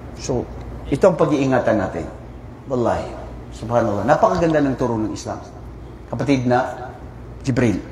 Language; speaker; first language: Filipino; non-native, local second language; Maranao